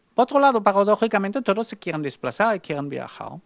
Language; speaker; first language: Spanish; non-native, fluent; German